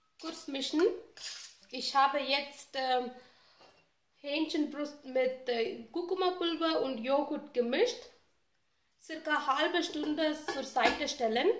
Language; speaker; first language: German; non-native, learner; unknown